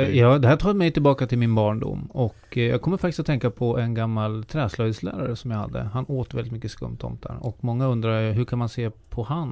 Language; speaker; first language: Swedish; native; Swedish